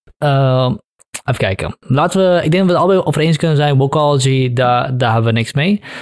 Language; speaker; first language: Dutch; early bilingual, other home language; Kurdish